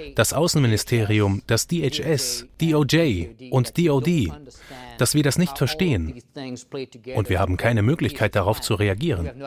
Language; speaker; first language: German; non-native, fluent; French